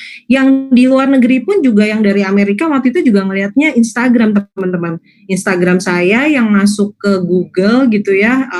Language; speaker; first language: Indonesian; native; Indonesian